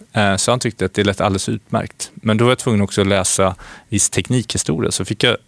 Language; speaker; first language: Swedish; native; Swedish